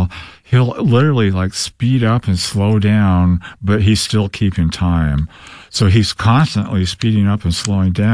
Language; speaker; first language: English; native; English